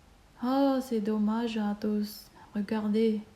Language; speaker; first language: French; non-native, learner; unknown